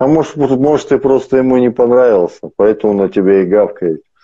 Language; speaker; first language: Russian; native; Russian